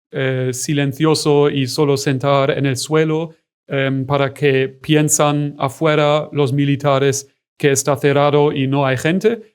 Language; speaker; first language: Spanish; non-native, fluent; German